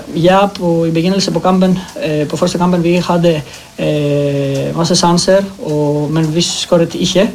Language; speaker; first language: Norwegian; non-native, learner; Greek